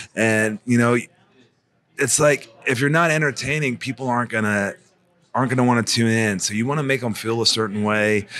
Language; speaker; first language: English; native; English